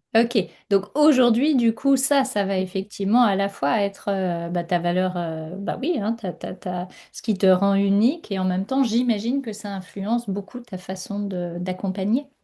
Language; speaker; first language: French; native; French